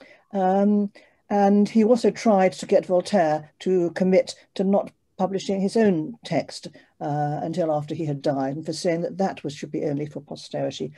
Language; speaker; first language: English; native; English